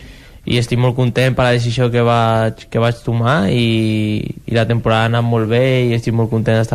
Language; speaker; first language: Catalan; non-native, local second language; Spanish